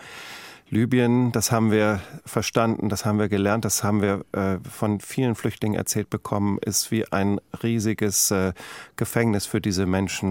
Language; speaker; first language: German; native; German